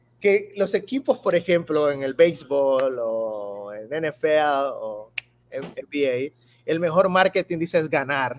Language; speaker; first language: Spanish; native; Spanish